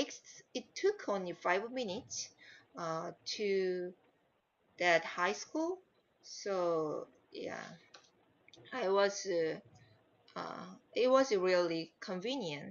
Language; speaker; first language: English; non-native, learner; Korean